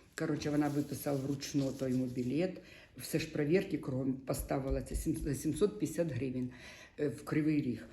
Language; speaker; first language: Ukrainian; non-native, local second language; Russian